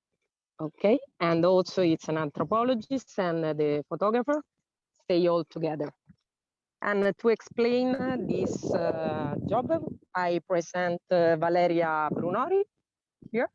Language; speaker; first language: English; non-native, learner; Italian